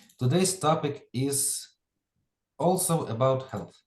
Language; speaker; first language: English; non-native, fluent; Ukrainian